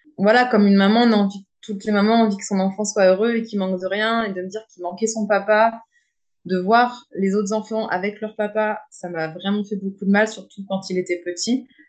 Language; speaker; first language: French; native; French